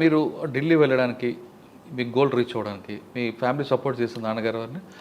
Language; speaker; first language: Telugu; native; Telugu